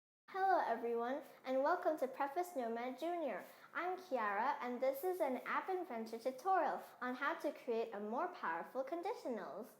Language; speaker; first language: English; non-native, fluent; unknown